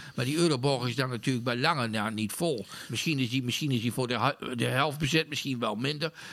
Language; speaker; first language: Dutch; native; Dutch